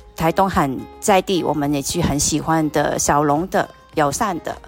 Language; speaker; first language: Chinese; non-native, fluent; Cantonese